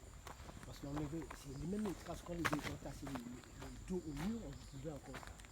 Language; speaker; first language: French; non-native, local second language; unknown